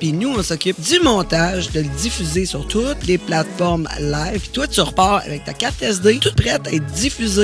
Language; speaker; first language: French; native; French